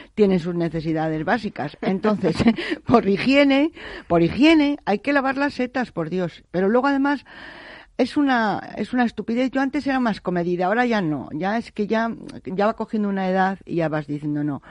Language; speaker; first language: Spanish; native; Spanish